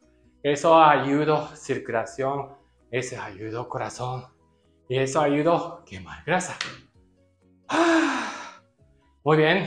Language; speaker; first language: Spanish; non-native, learner; Japanese